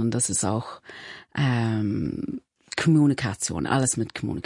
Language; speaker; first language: German; non-native, learner; English